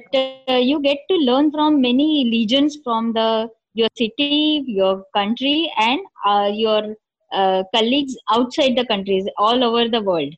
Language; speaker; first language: English; non-native, local second language; Marathi